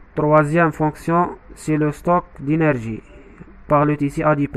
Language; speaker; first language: French; non-native, local second language; Arabic